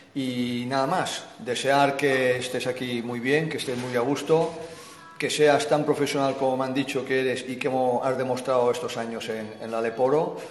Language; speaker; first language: Spanish; non-native, local second language; Catalan